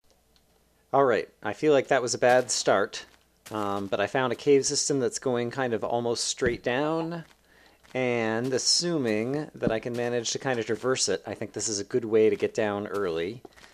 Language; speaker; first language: English; native; English